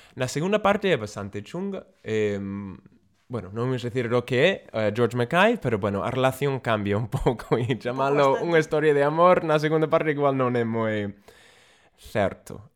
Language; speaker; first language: Galician; non-native, fluent; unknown